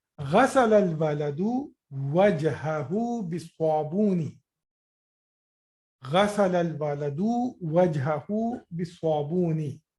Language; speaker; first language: Arabic; non-native, fluent; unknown